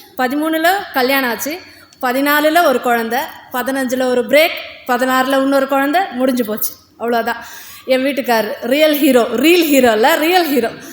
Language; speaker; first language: Tamil; non-native, local second language; Telugu